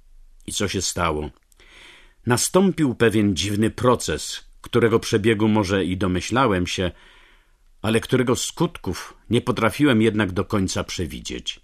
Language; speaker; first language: Polish; native; Polish